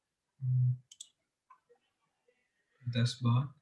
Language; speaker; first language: German; non-native, learner; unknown